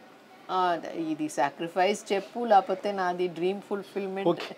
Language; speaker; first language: Telugu; non-native, learner; Hindi